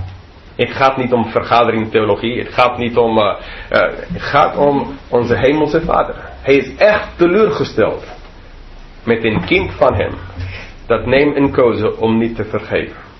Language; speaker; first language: Dutch; non-native, fluent; English